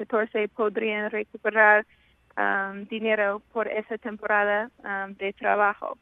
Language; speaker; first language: Spanish; non-native, fluent; English